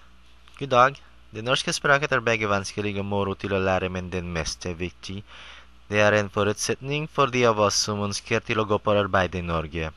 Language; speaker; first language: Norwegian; non-native, learner; Filipino